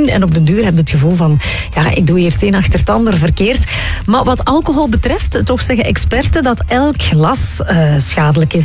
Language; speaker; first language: Dutch; native; Dutch